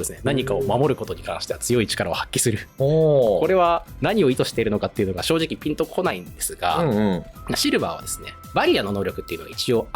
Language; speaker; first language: Japanese; native; Japanese